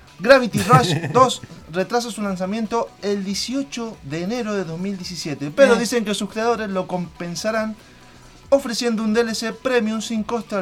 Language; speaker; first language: Spanish; native; Spanish